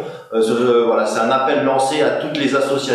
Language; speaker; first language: French; native; French